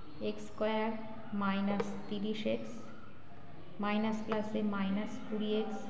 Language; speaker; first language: Bangla; native; Bangla